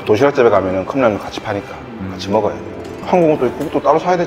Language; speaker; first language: Korean; native; Korean